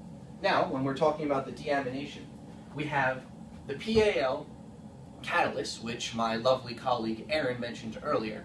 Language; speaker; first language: English; native; English